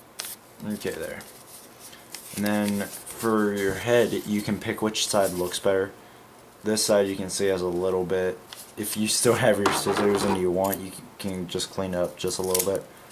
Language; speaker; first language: English; native; English